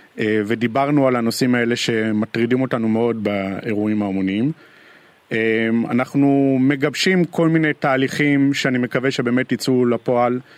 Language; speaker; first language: Hebrew; native; Hebrew